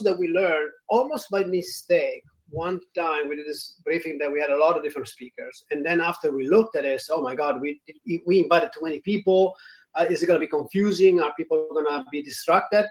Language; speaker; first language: English; non-native, fluent; Italian